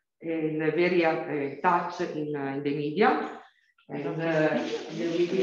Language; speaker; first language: English; non-native, learner; Italian